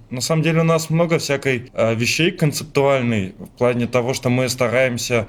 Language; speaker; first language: Russian; native; Russian